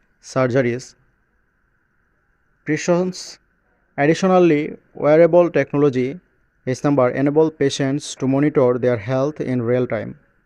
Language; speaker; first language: English; non-native, local second language; Bangla